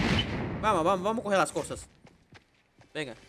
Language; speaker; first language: Spanish; non-native, learner; Portuguese